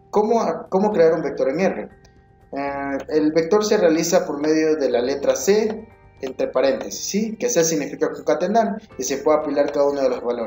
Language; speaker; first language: Spanish; native; Spanish